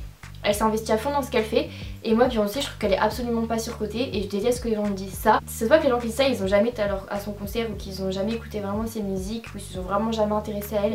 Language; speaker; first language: French; native; French